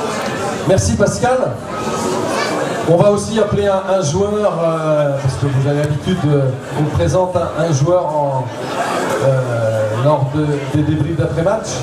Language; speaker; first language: French; native; French